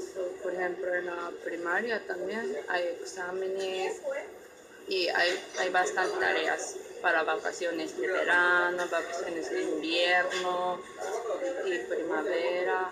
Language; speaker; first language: Spanish; non-native, learner; Japanese